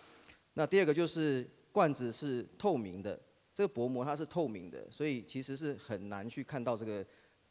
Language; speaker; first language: Chinese; native; Chinese